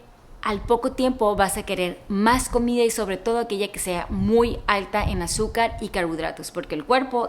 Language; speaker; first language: Spanish; native; Spanish